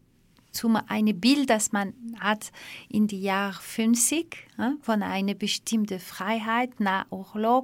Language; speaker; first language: German; non-native, fluent; French